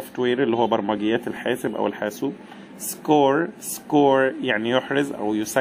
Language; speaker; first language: Arabic; native; Arabic